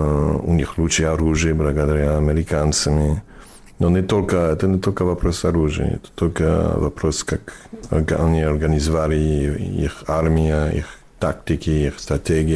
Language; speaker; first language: Russian; non-native, fluent; English